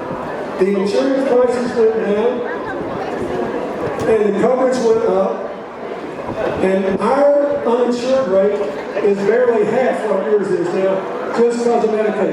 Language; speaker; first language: English; native; English